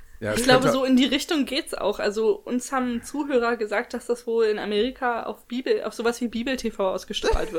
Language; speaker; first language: German; native; German